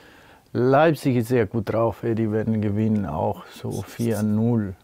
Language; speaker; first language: German; non-native, fluent; Spanish